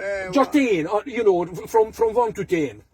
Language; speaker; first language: English; non-native, fluent; Hungarian